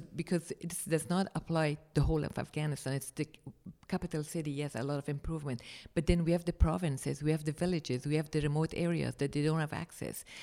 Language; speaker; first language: English; non-native, fluent; Persian